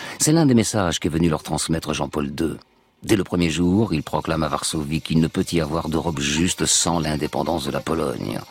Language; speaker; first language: French; native; French